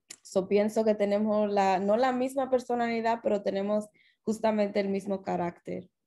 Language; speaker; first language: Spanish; early bilingual, heritage; Spanish